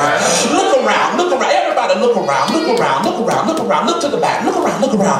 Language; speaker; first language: English; native; English